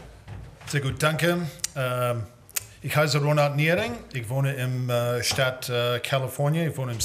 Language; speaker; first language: German; early bilingual, heritage; English